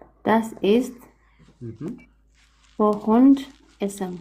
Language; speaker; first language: German; non-native, learner; Amharic